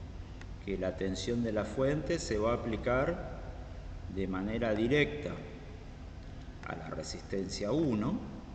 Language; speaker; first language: Spanish; native; Spanish